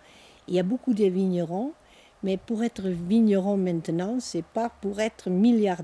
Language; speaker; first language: French; non-native, fluent; Dutch